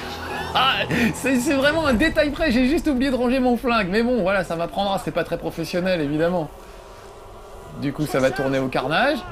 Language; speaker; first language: French; native; French